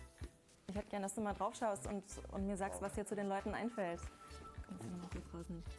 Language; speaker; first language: German; native; German